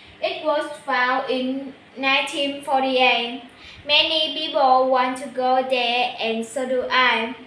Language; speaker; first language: English; non-native, learner; Vietnamese